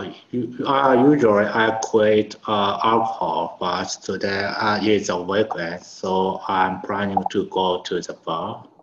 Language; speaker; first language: English; non-native, learner; Japanese